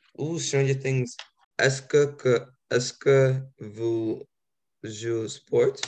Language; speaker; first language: French; non-native, learner; English